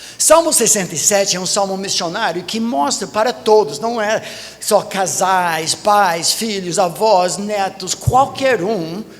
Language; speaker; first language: Portuguese; non-native, fluent; English